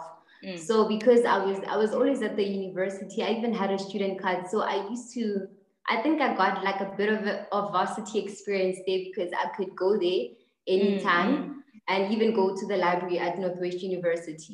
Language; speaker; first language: English; non-native, local second language; Tswana